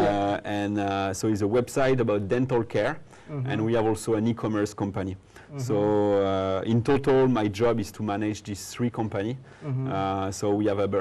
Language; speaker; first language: English; non-native, fluent; French